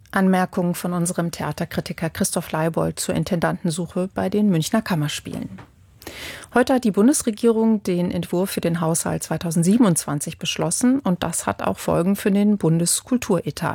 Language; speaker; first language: German; native; German